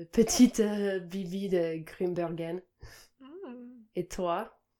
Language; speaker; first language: French; non-native, fluent; English